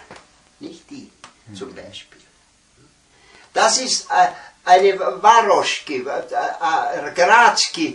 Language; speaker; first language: German; early bilingual, heritage; German